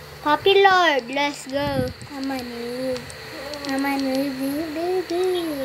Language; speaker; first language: English; non-native, local second language; Filipino